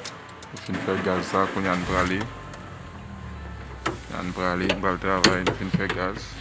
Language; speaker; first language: French; non-native, learner; Haitian Creole